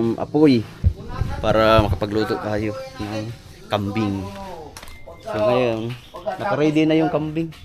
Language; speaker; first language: Filipino; non-native, local second language; Cebuano